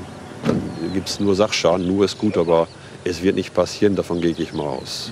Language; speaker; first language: German; native; German